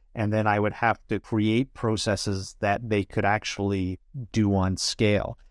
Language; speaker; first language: English; native; English